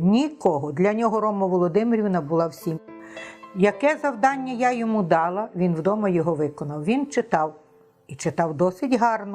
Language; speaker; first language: Ukrainian; native; Ukrainian